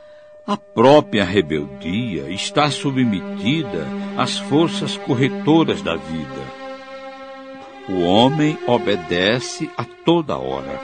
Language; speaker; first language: Portuguese; native; Portuguese